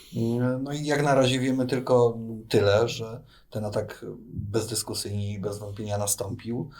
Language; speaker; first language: Polish; native; Polish